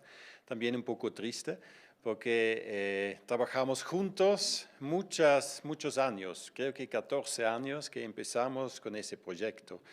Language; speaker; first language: Spanish; non-native, fluent; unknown